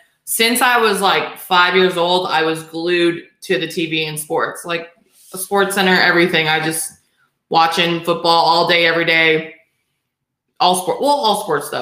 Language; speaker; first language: English; native; English